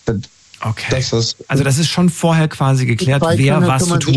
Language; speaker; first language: German; native; German